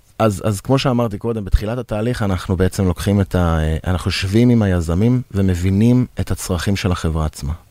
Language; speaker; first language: Hebrew; native; Hebrew